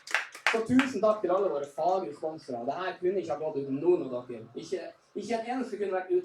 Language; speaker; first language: Norwegian; native; Norwegian